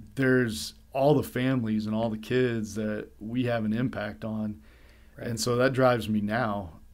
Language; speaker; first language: English; native; English